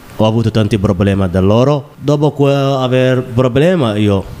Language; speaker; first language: Italian; non-native, learner; Somali